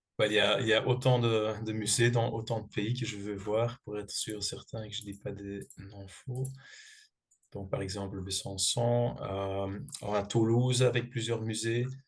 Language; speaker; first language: French; non-native, fluent; Dutch